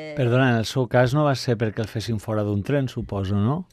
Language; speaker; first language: Catalan; native; Catalan